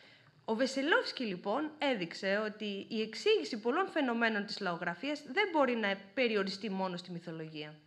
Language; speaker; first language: Greek; native; Greek